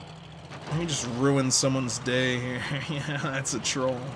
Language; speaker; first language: English; native; English